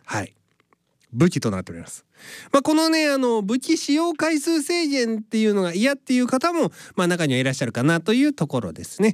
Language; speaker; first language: Japanese; native; Japanese